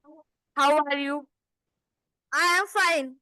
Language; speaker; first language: English; non-native, learner; Hindi